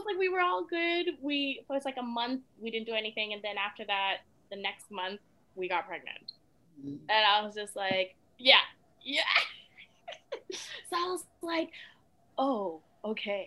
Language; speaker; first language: English; early bilingual, other home language; Krio